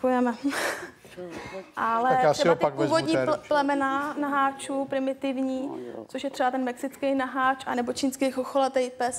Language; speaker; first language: Czech; native; Czech